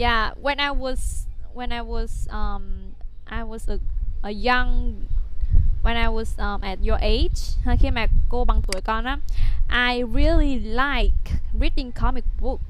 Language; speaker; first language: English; non-native, fluent; Vietnamese